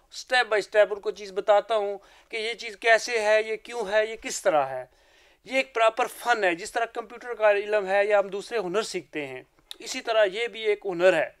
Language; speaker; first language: Urdu; non-native, local second language; Punjabi